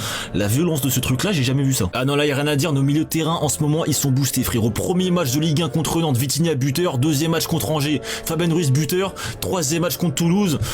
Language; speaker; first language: French; native; French